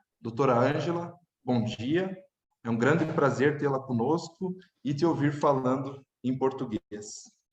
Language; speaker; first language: Portuguese; native; Portuguese